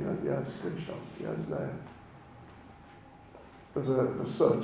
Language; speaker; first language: Russian; non-native, learner; English